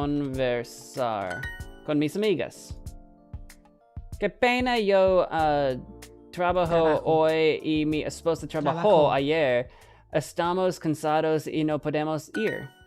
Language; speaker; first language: Spanish; non-native, learner; English